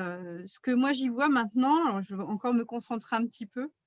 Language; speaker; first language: French; native; French